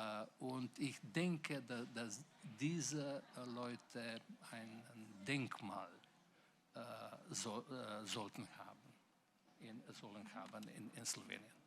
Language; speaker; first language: German; non-native, fluent; Slovenian